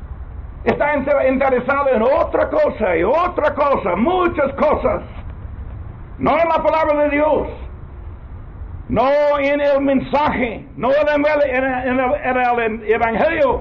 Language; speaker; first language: Spanish; non-native, learner; English